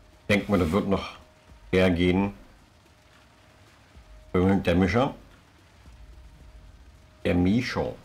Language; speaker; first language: German; native; German